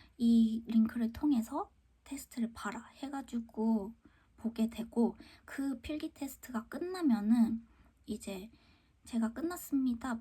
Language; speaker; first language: Korean; native; Korean